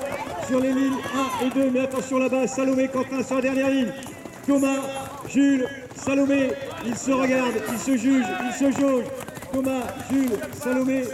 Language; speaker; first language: French; native; French